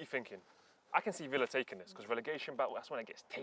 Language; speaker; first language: English; early bilingual, other home language; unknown